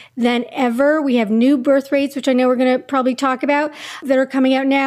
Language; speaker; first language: English; native; English